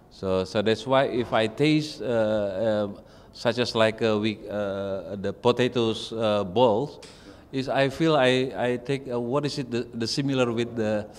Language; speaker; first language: English; non-native, fluent; Indonesian